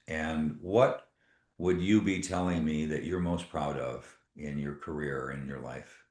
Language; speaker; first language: English; native; English